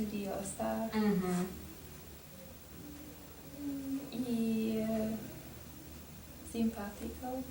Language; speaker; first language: Spanish; non-native, learner; English